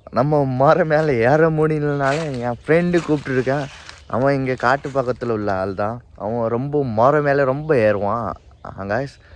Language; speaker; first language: Tamil; non-native, learner; Nepali